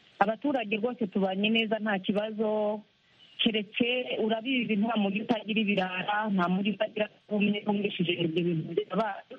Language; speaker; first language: Kinyarwanda; native; Kinyarwanda